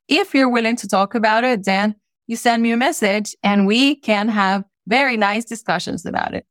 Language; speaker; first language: English; non-native, fluent; Spanish